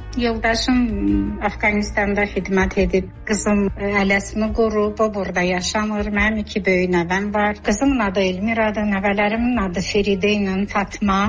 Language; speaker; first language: Azerbaijani; non-native, fluent; Georgian